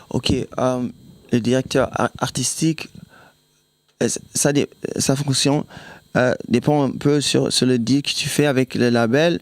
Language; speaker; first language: French; non-native, fluent; German